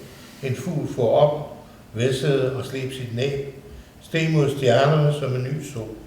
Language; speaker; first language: Danish; native; Danish